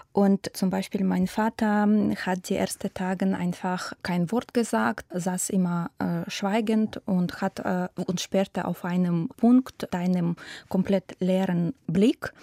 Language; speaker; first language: German; non-native, fluent; Ukrainian